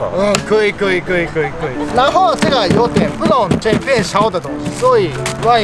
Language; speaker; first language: Chinese; non-native, fluent; Japanese